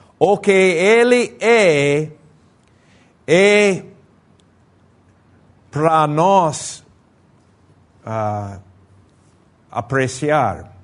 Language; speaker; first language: Portuguese; non-native, fluent; Spanish